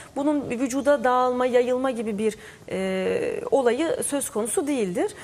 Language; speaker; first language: Turkish; native; Turkish